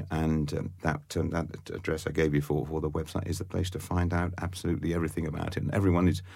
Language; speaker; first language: English; native; English